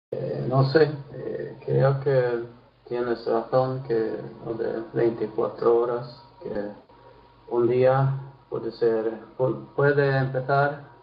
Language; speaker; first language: Spanish; non-native, learner; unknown